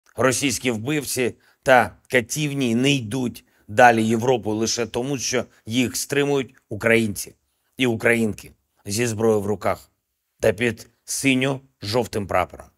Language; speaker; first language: Ukrainian; non-native, local second language; Russian